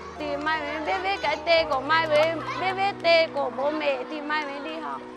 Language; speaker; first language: Vietnamese; non-native, local second language; Hmong